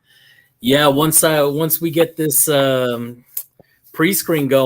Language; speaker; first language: English; native; English